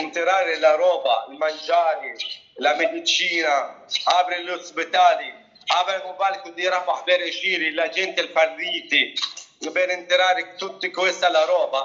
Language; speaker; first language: Italian; non-native, learner; Arabic